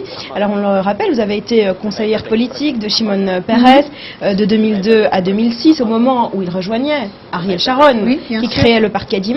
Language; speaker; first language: French; native; French